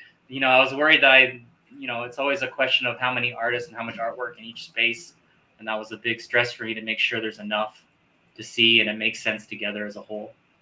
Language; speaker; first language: English; native; English